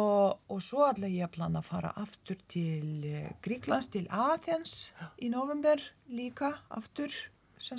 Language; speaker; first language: Icelandic; non-native, fluent; Lithuanian